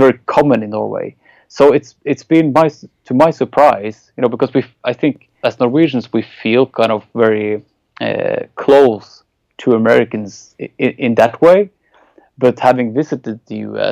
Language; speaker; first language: English; non-native, fluent; Norwegian